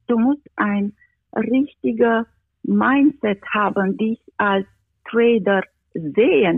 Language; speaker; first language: German; non-native, fluent; Romanian